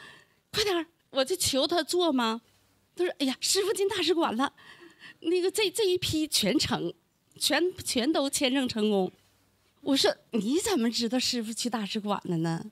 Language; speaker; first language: Chinese; native; Chinese